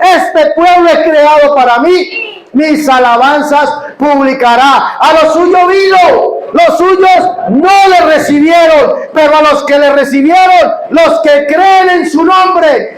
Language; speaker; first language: Spanish; native; Spanish